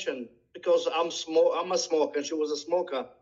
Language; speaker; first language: English; non-native, learner; Portuguese